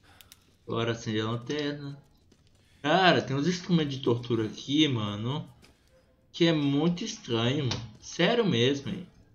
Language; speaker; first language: Portuguese; native; Portuguese